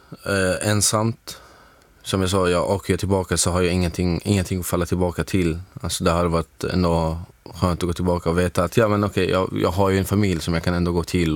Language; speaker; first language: Swedish; non-native, fluent; Arabic